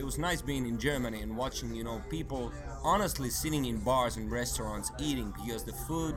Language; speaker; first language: English; non-native, fluent; Swedish